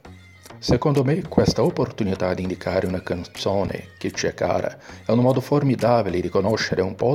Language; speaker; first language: Italian; non-native, fluent; Portuguese